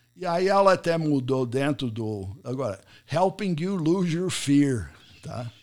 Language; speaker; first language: Portuguese; non-native, fluent; English